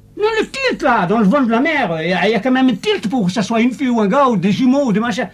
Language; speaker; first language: French; non-native, local second language; Arabic